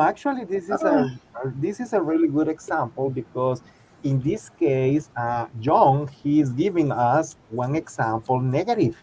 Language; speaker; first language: English; non-native, fluent; Spanish